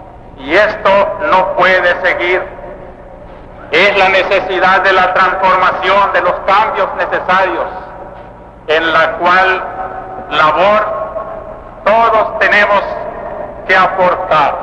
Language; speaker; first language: Spanish; native; Spanish